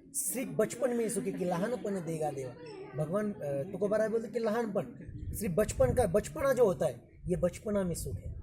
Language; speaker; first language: Hindi; non-native, local second language; Marathi